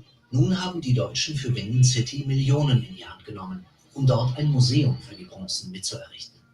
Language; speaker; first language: German; native; German